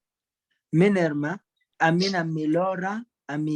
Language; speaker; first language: Portuguese; non-native, learner; Arabic